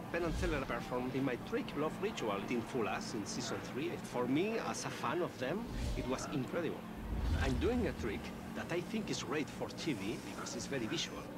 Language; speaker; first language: English; non-native, fluent; Spanish